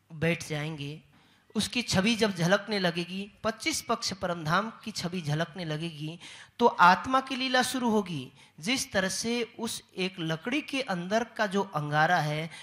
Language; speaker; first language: Hindi; native; Hindi